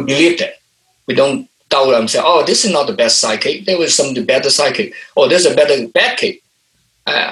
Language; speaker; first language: English; non-native, local second language; Cantonese